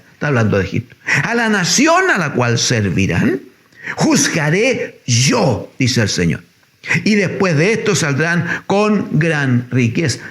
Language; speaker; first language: Spanish; native; Spanish